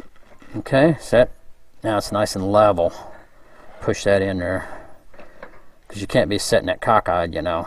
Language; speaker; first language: English; native; English